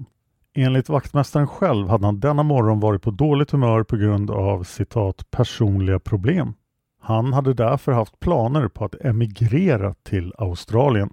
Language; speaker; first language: Swedish; native; Swedish